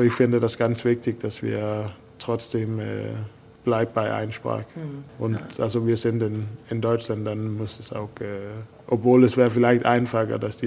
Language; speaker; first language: German; non-native, fluent; Danish